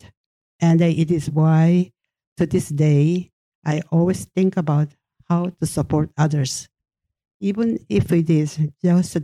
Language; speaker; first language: English; non-native, fluent; Japanese